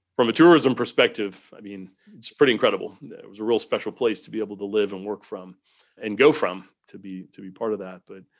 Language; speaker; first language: English; native; English